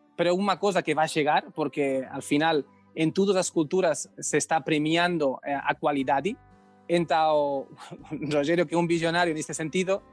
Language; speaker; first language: Portuguese; non-native, learner; Catalan